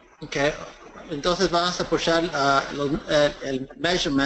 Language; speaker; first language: Spanish; early bilingual, heritage; English